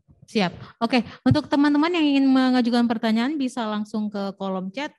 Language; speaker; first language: Indonesian; native; Indonesian